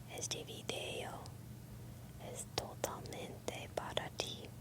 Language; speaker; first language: Spanish; non-native, learner; English